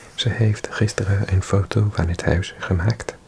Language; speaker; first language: Dutch; non-native, learner; English